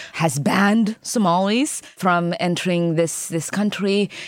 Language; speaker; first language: English; early bilingual, other home language; Somali